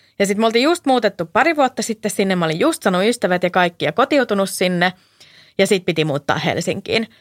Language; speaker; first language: Finnish; early bilingual, heritage; Finnish